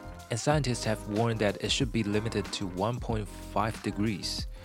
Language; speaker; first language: English; non-native, fluent; Chinese